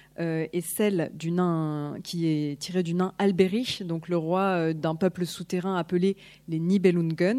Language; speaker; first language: French; native; French